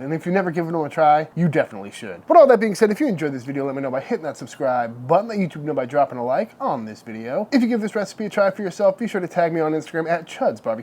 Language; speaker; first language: English; native; English